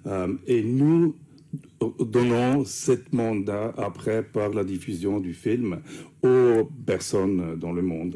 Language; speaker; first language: French; non-native, fluent; English